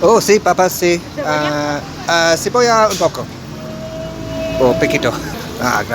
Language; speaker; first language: Spanish; non-native, learner; English